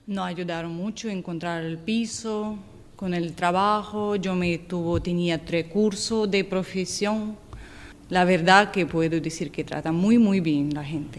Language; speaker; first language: Spanish; non-native, learner; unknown